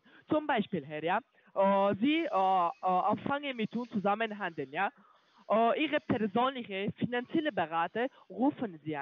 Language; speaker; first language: German; non-native, learner; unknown